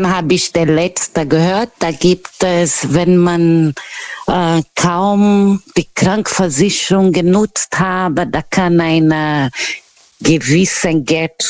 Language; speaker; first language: German; non-native, learner; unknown